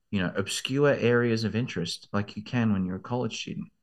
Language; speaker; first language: English; native; English